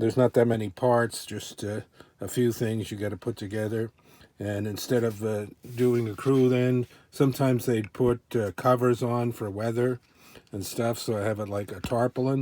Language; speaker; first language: English; native; English